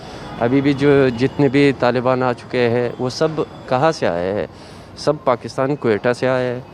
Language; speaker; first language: Hindi; non-native, fluent; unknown